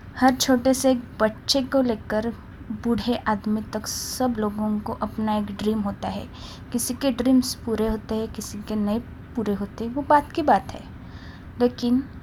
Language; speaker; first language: Hindi; non-native, local second language; Marathi